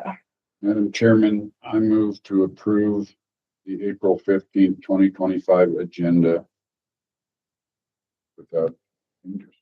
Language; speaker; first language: English; native; English